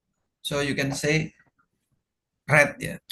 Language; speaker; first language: English; non-native, fluent; Indonesian